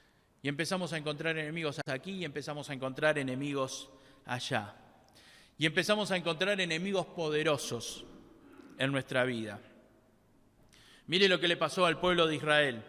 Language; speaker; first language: Spanish; native; Spanish